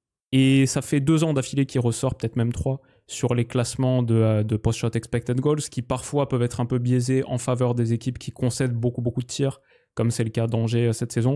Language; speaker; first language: French; native; French